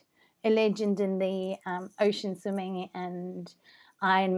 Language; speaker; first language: English; native; English